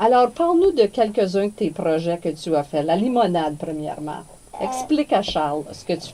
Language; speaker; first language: French; native; French